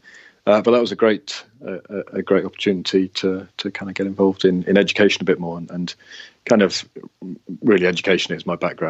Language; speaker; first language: English; native; English